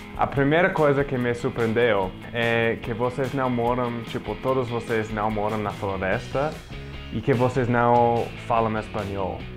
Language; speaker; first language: Portuguese; non-native, fluent; English